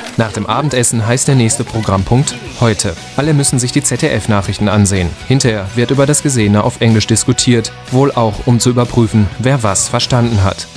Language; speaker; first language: German; native; German